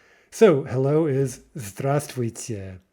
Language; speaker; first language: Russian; non-native, fluent; English